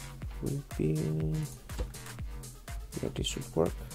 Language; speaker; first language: English; non-native, fluent; German